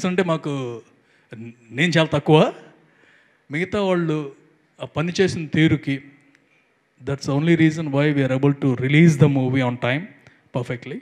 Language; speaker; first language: Telugu; native; Telugu